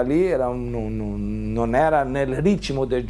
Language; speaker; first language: Italian; non-native, fluent; Portuguese